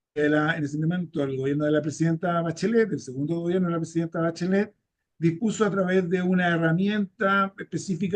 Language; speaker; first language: Spanish; native; Spanish